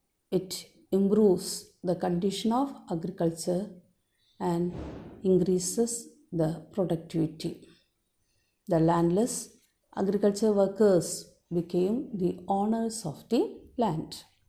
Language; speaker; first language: English; non-native, local second language; Malayalam